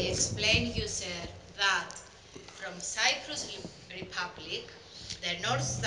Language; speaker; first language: English; non-native, local second language; Greek